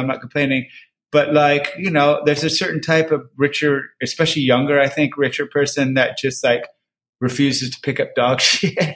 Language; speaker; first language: English; native; English